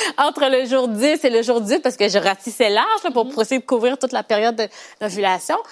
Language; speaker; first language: French; native; French